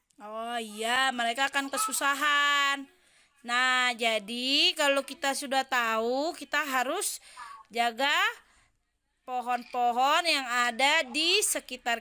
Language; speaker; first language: Indonesian; native; Indonesian